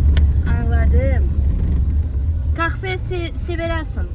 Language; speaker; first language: Turkish; non-native, learner; Russian